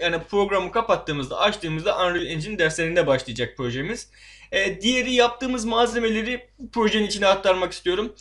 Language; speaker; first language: Turkish; native; Turkish